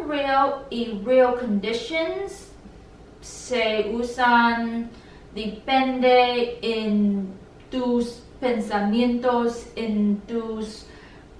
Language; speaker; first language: Spanish; non-native, learner; English